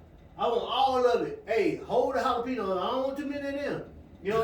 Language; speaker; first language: English; native; English